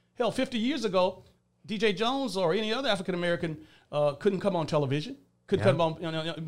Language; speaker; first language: English; native; English